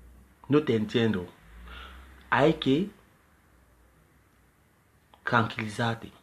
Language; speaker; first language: Spanish; non-native, learner; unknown